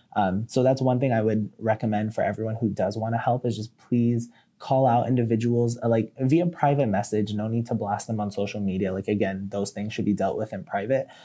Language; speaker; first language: English; native; English